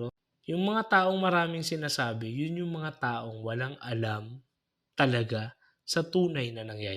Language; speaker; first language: Filipino; native; Filipino